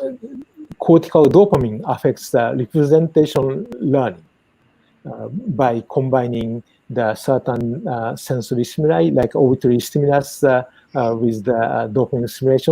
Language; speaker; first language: English; non-native, fluent; Japanese